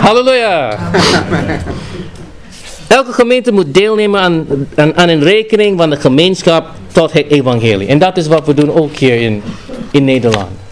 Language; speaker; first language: Dutch; non-native, fluent; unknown